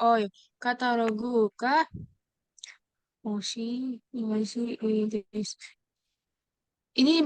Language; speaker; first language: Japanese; non-native, learner; Indonesian